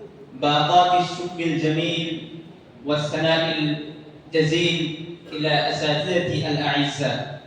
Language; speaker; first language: Arabic; non-native, fluent; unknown